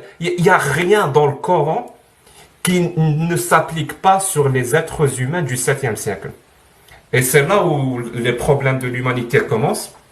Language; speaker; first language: French; non-native, local second language; Arabic